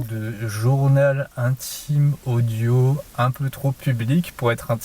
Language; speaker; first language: French; native; French